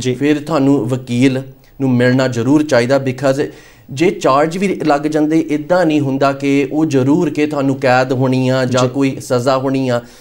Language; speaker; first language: Punjabi; early bilingual, heritage; Punjabi